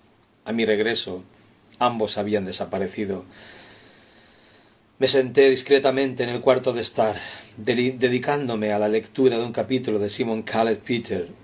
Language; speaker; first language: Spanish; native; Spanish